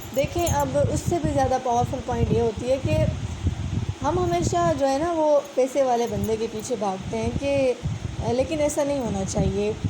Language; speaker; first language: Urdu; non-native, local second language; Sindhi